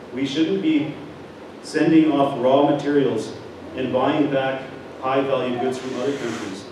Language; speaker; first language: English; native; English